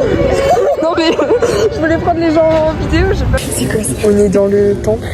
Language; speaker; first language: French; native; French